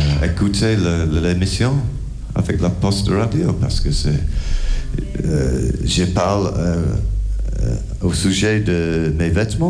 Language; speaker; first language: French; non-native, learner; English